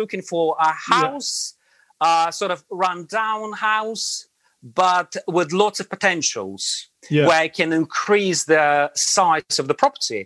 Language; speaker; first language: English; non-native, fluent; Latvian